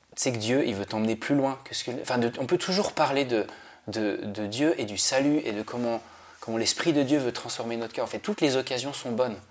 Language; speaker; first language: French; native; French